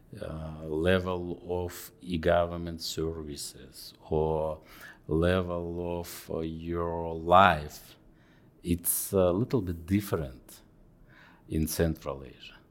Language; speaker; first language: English; non-native, fluent; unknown